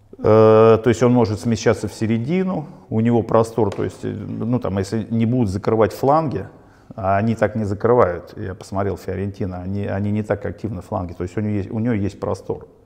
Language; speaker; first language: Russian; native; Russian